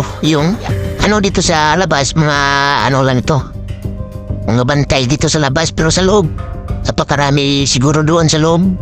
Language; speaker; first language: Filipino; non-native, local second language; Cebuano